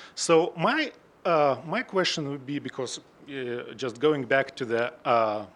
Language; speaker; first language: English; non-native, fluent; Lithuanian